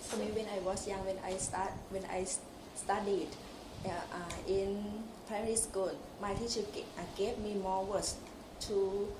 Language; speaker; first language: English; non-native, local second language; Thai